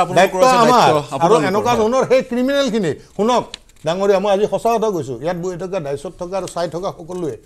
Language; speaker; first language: Assamese; native; Assamese